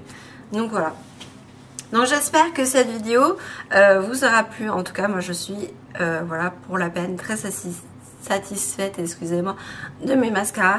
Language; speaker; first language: French; native; French